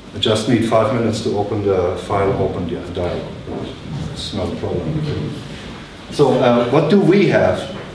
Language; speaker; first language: English; non-native, fluent; German